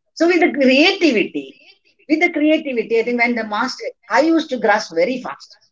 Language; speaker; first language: English; non-native, local second language; Malayalam